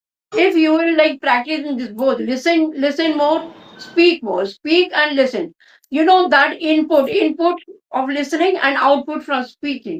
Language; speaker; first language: English; non-native, local second language; Hindi